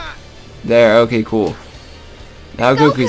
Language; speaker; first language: English; native; English